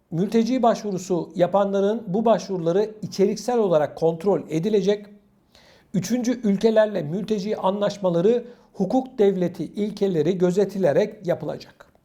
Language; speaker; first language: Turkish; native; Turkish